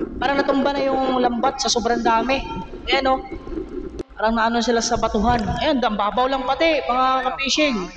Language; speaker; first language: Filipino; non-native, local second language; Cebuano